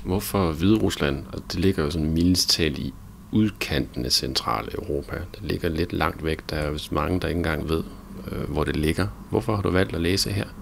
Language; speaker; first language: Danish; native; Danish